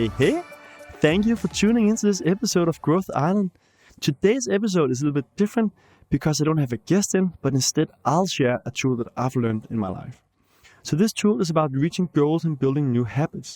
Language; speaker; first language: English; non-native, fluent; Danish